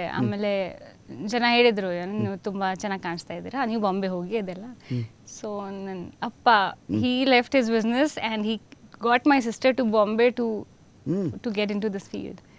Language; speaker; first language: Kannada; non-native, fluent; Hindi